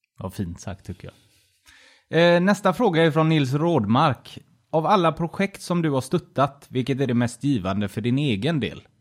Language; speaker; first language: Swedish; native; Swedish